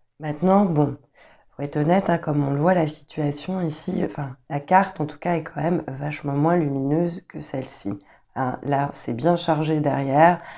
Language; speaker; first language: French; native; French